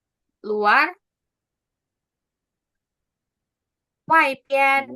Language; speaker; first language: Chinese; non-native, fluent; Indonesian